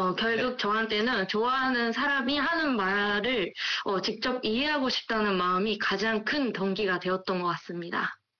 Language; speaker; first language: Korean; non-native, fluent; Japanese